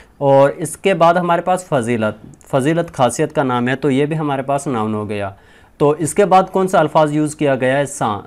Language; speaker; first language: Urdu; non-native, local second language; Sindhi